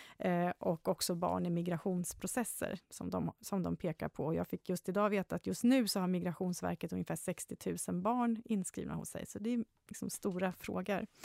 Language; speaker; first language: Swedish; native; Swedish